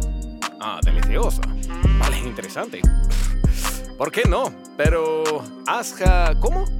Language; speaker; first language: Spanish; non-native, learner; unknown